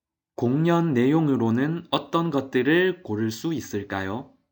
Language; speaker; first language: Korean; native; Korean